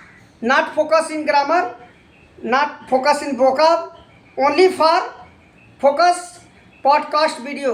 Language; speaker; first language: English; non-native, learner; Hindi